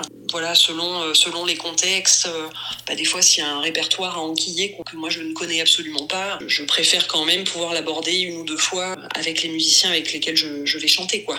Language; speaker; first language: French; native; French